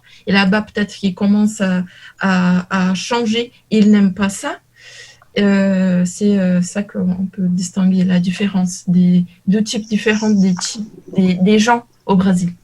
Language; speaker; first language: French; non-native, learner; Portuguese